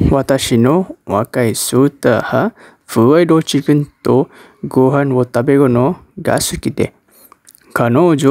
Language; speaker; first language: Japanese; non-native, learner; Malay